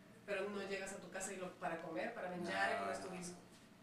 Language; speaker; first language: Spanish; native; Spanish